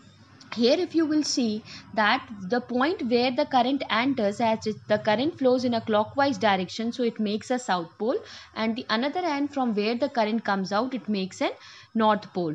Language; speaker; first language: English; non-native, local second language; Hindi